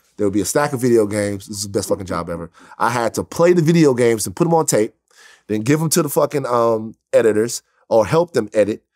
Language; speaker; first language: English; native; English